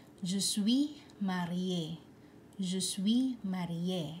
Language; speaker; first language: French; non-native, learner; Filipino